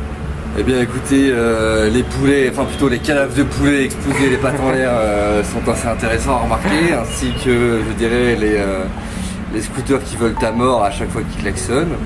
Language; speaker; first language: French; native; French